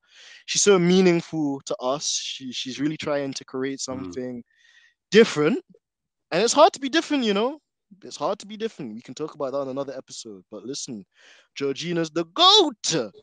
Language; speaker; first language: English; native; English